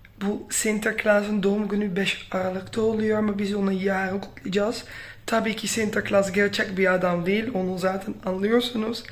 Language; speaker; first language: Turkish; non-native, fluent; Dutch